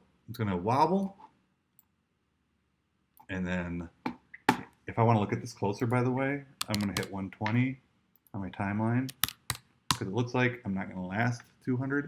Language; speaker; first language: English; native; English